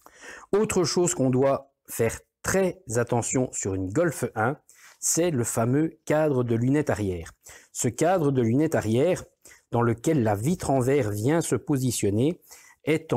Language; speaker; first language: French; native; French